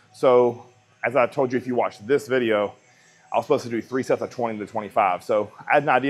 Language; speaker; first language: English; native; English